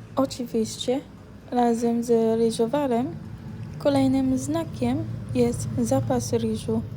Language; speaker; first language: Polish; non-native, learner; Filipino